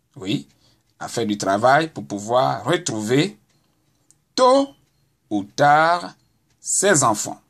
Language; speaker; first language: French; non-native, local second language; Baoulé